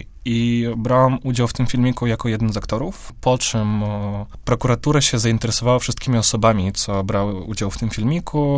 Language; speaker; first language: Polish; non-native, fluent; Russian